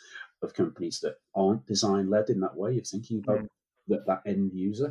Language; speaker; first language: English; native; English